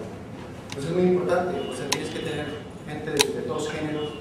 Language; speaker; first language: Spanish; native; Spanish